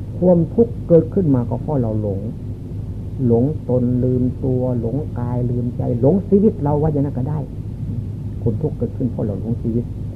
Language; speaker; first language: Thai; non-native, local second language; Lao